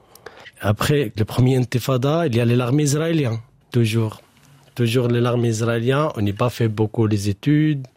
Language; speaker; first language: French; non-native, learner; Arabic